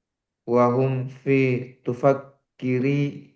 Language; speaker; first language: Arabic; non-native, learner; Indonesian